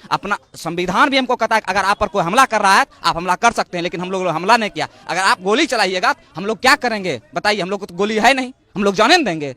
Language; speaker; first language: Hindi; native; Hindi